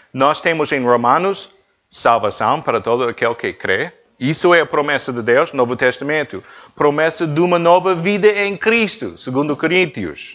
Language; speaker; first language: Portuguese; non-native, learner; English